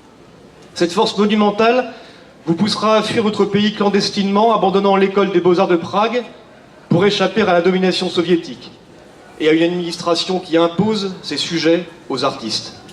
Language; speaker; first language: French; native; French